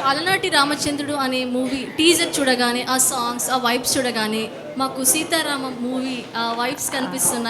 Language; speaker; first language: Telugu; native; Telugu